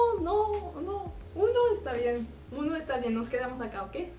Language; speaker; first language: Spanish; non-native, learner; French